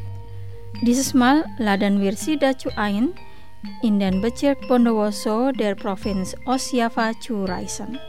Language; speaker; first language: German; non-native, fluent; Indonesian